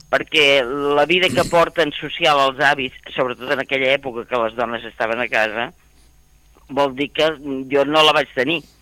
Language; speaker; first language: Catalan; native; Catalan